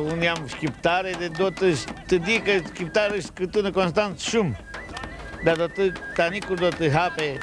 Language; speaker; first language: Albanian; early bilingual, heritage; Albanian